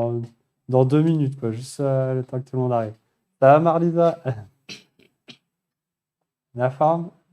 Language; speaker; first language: French; native; French